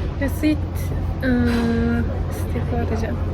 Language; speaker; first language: French; non-native, learner; Japanese